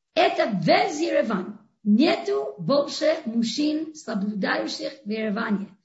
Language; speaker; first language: Russian; non-native, fluent; English